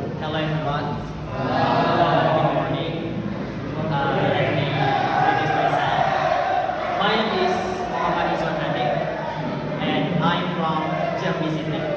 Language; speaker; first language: English; non-native, learner; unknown